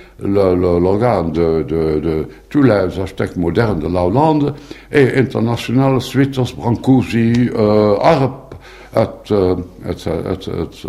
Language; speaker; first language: French; non-native, fluent; Dutch